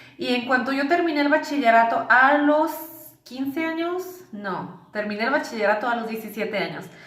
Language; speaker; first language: Spanish; native; Spanish